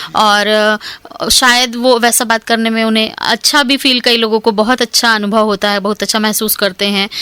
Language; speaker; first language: Hindi; native; Hindi